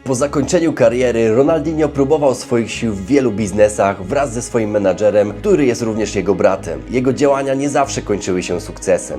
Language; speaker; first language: Polish; native; Polish